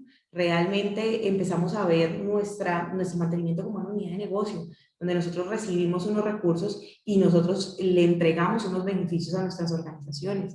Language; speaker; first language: Spanish; native; Spanish